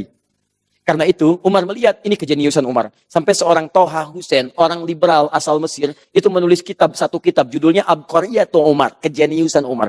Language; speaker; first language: Indonesian; native; Indonesian